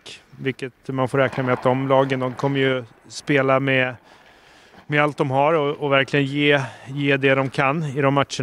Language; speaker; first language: Swedish; native; Swedish